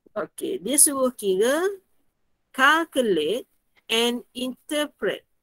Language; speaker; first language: English; non-native, local second language; Malay